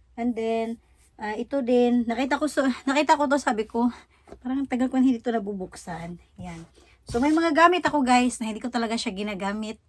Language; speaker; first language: Filipino; native; Filipino